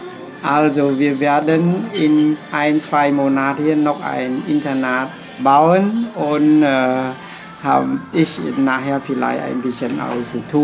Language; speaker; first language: German; non-native, fluent; Khmer